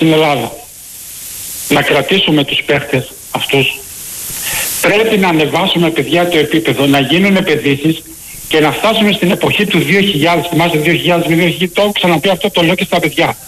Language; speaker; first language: Greek; native; Greek